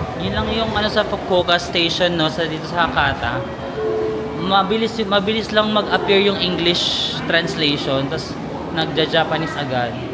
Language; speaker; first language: Filipino; non-native, local second language; Waray